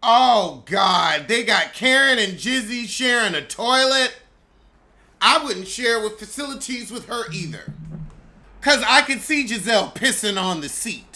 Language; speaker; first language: English; native; English